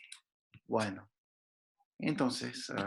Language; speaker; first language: Spanish; non-native, fluent; English